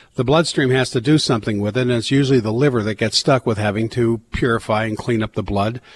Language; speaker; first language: English; native; English